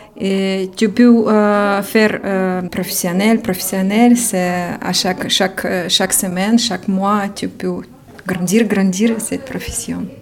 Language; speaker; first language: French; non-native, learner; Ukrainian